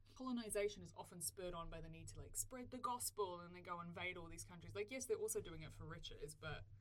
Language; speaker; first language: English; native; English